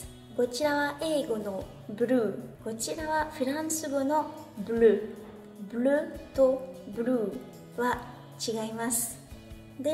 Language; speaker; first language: Japanese; non-native, fluent; French